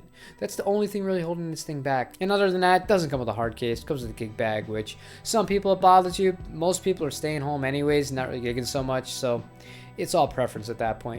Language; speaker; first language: English; native; English